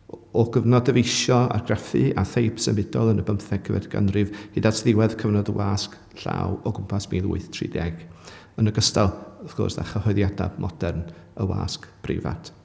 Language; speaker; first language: Welsh; native; Welsh